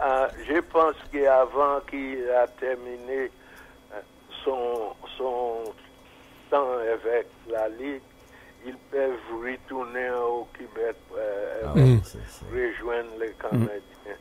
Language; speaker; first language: French; non-native, fluent; English